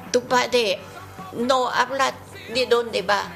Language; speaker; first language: Spanish; non-native, learner; Vietnamese